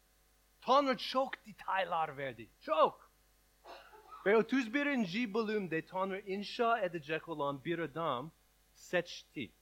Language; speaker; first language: Turkish; non-native, learner; English